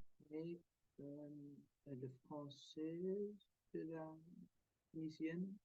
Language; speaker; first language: French; non-native, learner; Arabic